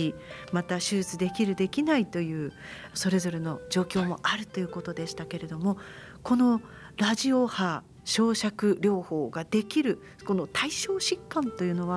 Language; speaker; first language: Japanese; native; Japanese